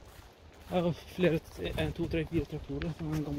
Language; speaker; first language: Norwegian; non-native, learner; Persian